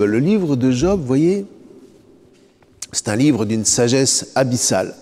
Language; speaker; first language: French; native; French